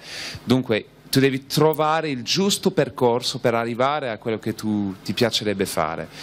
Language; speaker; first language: Italian; non-native, fluent; English